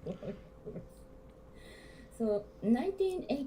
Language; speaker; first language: English; non-native, learner; Japanese